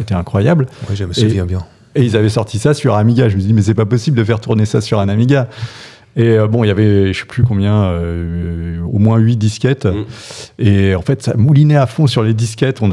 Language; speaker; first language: French; non-native, fluent; English